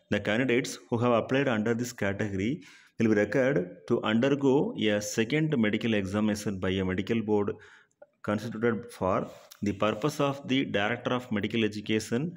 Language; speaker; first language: English; non-native, local second language; Tamil